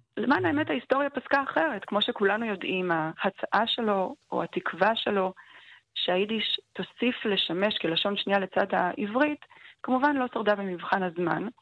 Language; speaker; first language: Hebrew; native; Hebrew